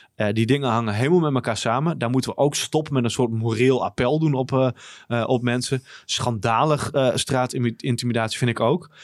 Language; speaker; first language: Dutch; native; Dutch